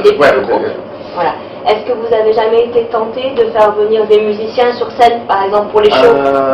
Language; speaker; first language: French; native; French